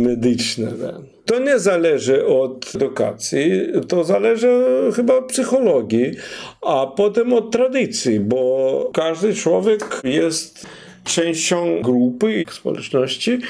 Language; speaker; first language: Polish; non-native, fluent; Russian